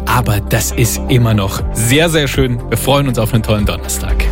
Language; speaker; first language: German; native; German